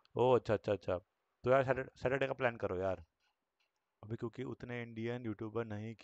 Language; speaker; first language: Hindi; native; Hindi